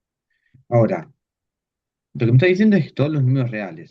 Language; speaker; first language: Spanish; native; Spanish